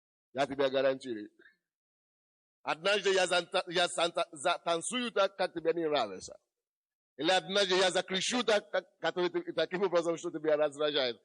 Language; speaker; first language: Russian; non-native, fluent; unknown